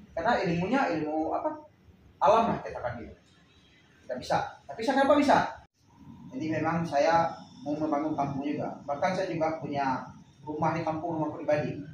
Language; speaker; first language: Indonesian; non-native, local second language; Minangkabau